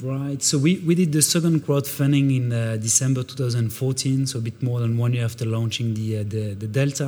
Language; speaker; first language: English; non-native, fluent; French